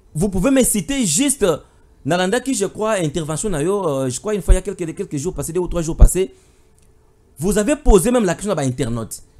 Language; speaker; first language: French; non-native, local second language; Lingala